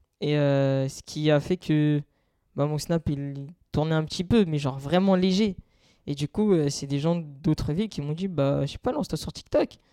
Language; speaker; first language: French; native; French